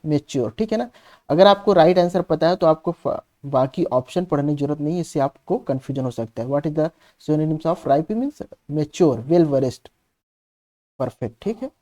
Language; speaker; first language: Hindi; native; Hindi